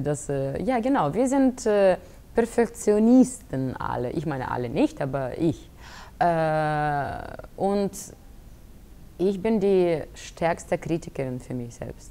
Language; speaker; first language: German; non-native, fluent; Russian